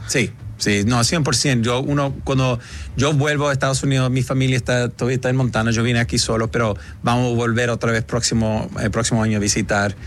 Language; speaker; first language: Spanish; early bilingual, heritage; Spanish